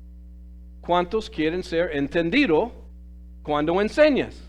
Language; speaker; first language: Spanish; non-native, fluent; English